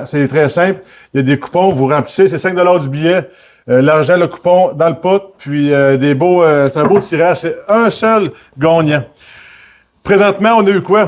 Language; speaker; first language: French; native; French